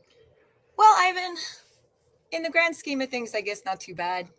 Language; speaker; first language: English; native; English